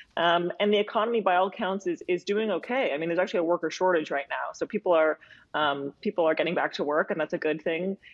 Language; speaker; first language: English; native; English